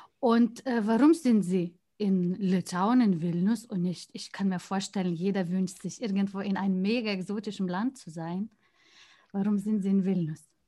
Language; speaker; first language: German; non-native, fluent; Lithuanian